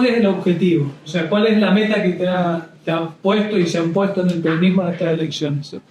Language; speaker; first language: Spanish; native; Spanish